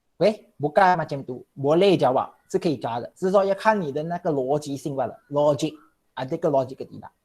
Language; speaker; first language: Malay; non-native, local second language; Chinese